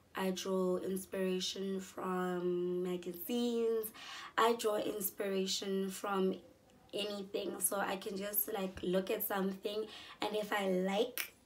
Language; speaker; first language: English; non-native, local second language; Zulu